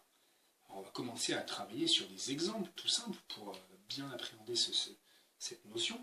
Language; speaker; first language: French; native; French